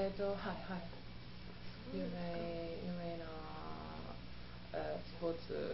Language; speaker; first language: Japanese; non-native, learner; Italian